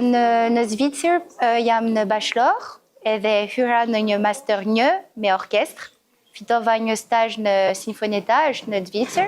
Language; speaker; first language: Albanian; early bilingual, heritage; Albanian